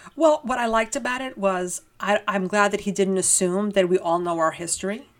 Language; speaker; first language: English; early bilingual, heritage; Spanish